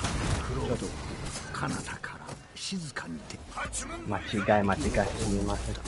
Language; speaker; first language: Japanese; non-native, learner; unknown